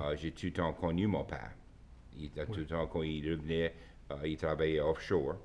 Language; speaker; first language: French; native; French